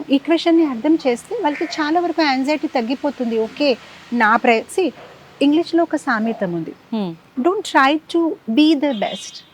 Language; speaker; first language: Telugu; non-native, fluent; Gujarati